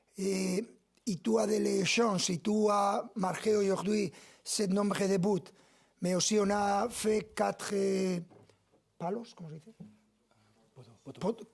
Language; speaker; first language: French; non-native, fluent; Spanish